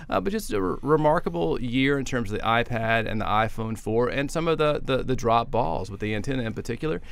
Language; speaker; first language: English; native; English